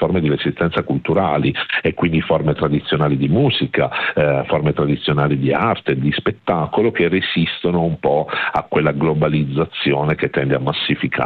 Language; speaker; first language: Italian; native; Italian